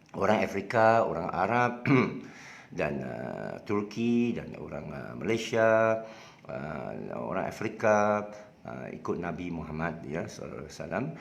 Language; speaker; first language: Malay; non-native, local second language; Chinese